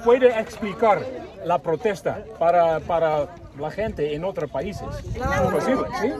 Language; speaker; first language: Spanish; non-native, learner; Dutch